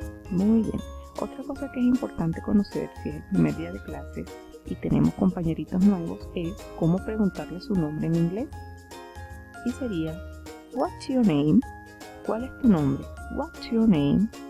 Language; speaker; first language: Spanish; native; Spanish